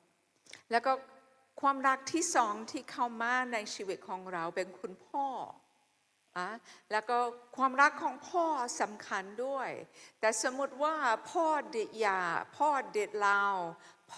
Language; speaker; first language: Thai; non-native, fluent; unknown